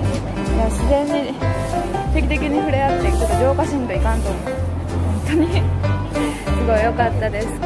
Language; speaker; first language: Japanese; native; Japanese